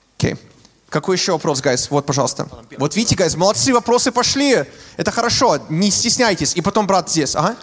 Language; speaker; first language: Russian; early bilingual, heritage; Russian